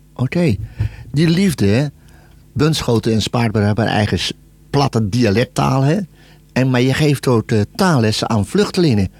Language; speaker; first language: Dutch; native; Dutch